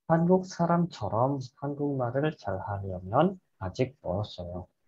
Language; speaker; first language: Korean; non-native, learner; Indonesian